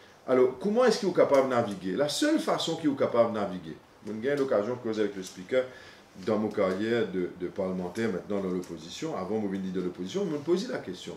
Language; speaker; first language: French; non-native, local second language; Morisyen